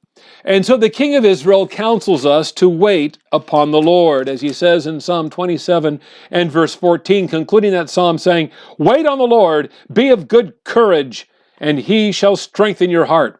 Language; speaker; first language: English; native; English